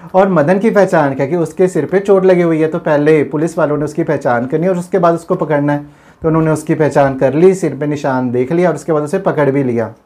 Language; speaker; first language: Hindi; non-native, local second language; Punjabi